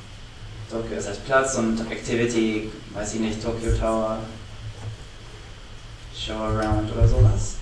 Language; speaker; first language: German; native; German